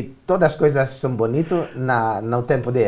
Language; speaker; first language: Portuguese; non-native, learner; Romanian